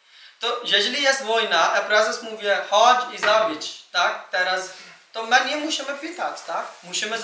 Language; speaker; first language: Polish; non-native, learner; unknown